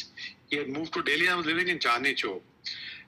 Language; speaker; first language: English; non-native, local second language; Kashmiri